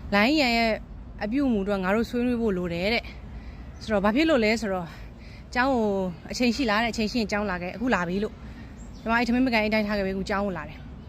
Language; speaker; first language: Burmese; native; Burmese